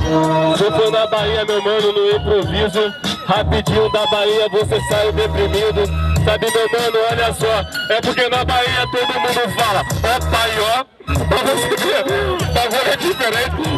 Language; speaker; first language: Portuguese; native; Portuguese